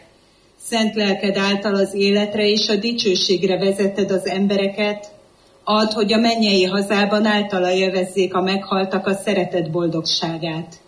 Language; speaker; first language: Hungarian; native; Hungarian